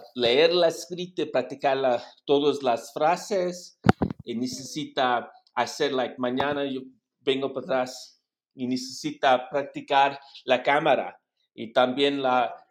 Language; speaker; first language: Spanish; non-native, learner; English